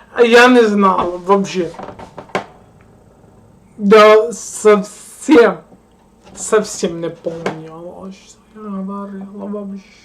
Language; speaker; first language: Russian; non-native, learner; English